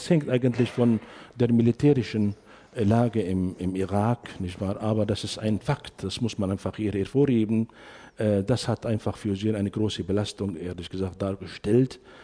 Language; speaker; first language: German; non-native, fluent; Arabic